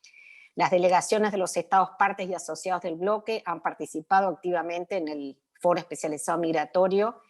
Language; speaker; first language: Spanish; native; Spanish